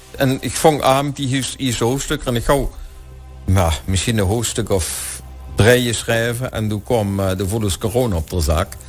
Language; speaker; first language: Dutch; non-native, local second language; Limburgish